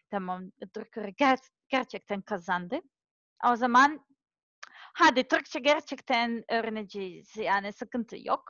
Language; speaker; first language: Turkish; non-native, learner; Serbian